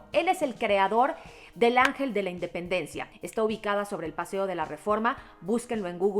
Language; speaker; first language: Spanish; native; Spanish